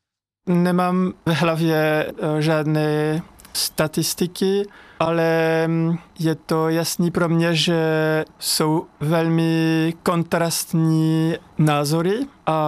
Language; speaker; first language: Czech; non-native, fluent; French